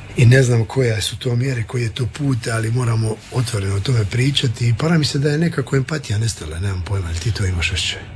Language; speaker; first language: Croatian; native; Croatian